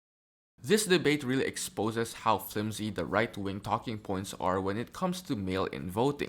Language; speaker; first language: English; native; English